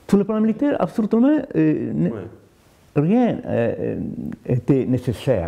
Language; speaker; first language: French; non-native, fluent; Italian